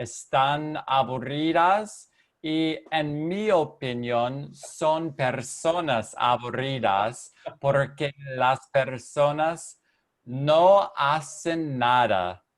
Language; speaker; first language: Spanish; non-native, learner; English